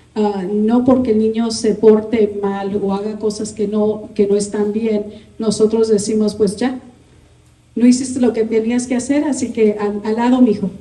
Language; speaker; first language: Spanish; early bilingual, heritage; Spanish